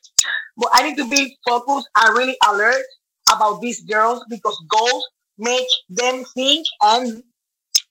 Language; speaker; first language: English; non-native, learner; Spanish